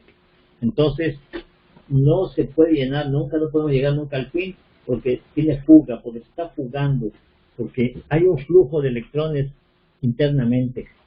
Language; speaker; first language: Spanish; native; Spanish